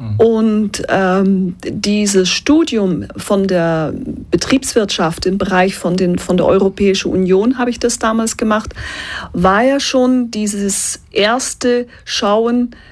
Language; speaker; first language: German; non-native, fluent; Dutch